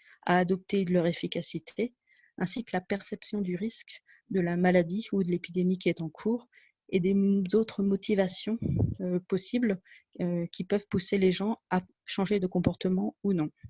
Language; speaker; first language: French; native; French